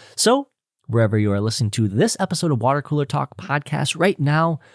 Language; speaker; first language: English; native; English